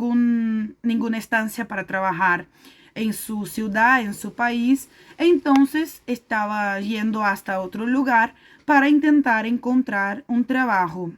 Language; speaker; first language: Spanish; non-native, fluent; Portuguese